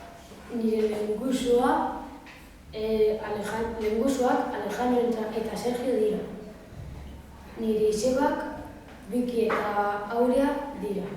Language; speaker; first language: Basque; non-native, learner; Spanish